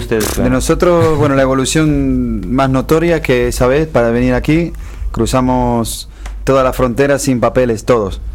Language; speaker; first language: Spanish; native; Spanish